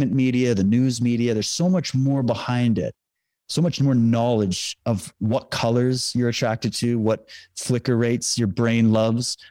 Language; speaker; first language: English; native; English